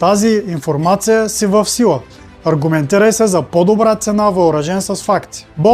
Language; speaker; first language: Bulgarian; native; Bulgarian